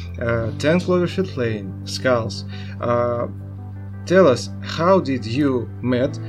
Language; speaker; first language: English; non-native, learner; Russian